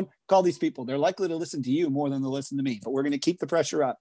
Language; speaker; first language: English; native; English